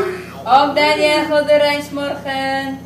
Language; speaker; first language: Dutch; non-native, learner; Filipino